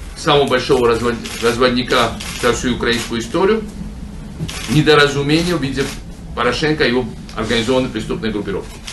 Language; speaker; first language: Russian; non-native, local second language; Georgian